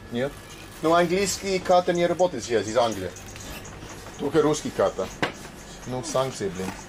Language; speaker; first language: Russian; non-native, learner; English